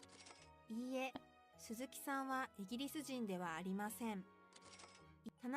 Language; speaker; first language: Japanese; non-native, learner; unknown